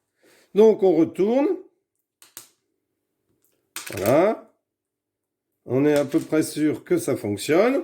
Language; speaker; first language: French; native; French